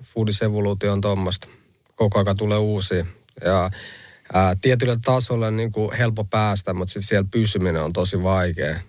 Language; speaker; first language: Finnish; early bilingual, other home language; Albanian